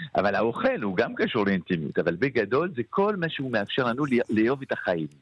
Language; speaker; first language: Hebrew; non-native, fluent; French